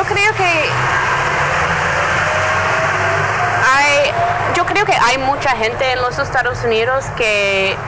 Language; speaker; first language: Spanish; non-native, learner; English